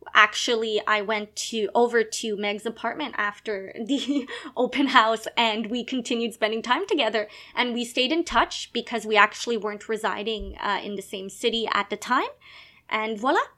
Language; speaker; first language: English; non-native, fluent; French